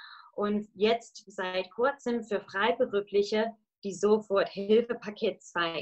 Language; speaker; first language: German; non-native, fluent; English